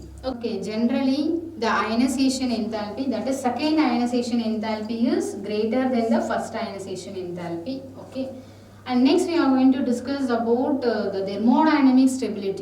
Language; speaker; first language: English; non-native, local second language; Tamil